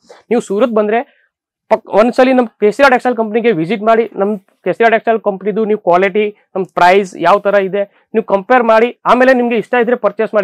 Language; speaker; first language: Kannada; non-native, fluent; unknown